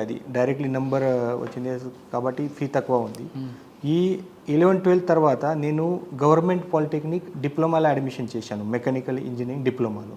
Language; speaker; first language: Telugu; non-native, local second language; Marathi